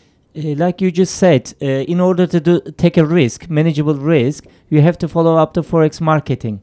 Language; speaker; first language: English; non-native, fluent; Turkish